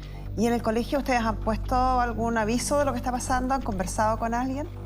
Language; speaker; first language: Spanish; native; Spanish